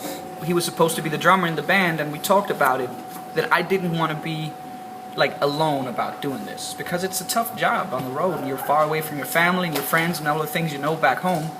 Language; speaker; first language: English; non-native, fluent; Danish